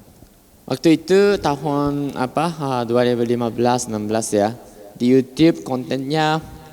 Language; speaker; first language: Indonesian; non-native, fluent; Japanese